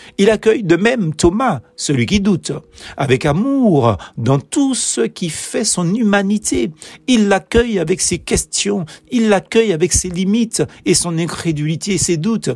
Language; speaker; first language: French; native; French